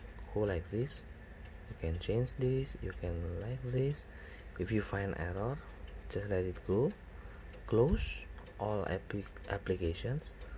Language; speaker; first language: English; non-native, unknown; Indonesian